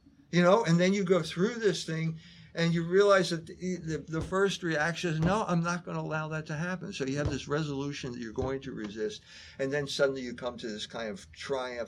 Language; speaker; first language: English; native; English